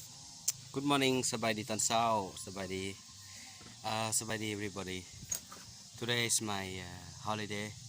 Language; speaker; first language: English; non-native, learner; Lao